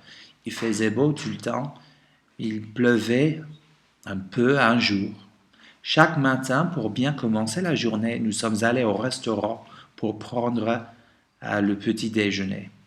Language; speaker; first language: French; non-native, learner; English